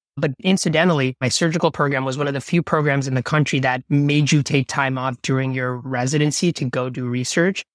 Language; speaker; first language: English; non-native, local second language; Bangla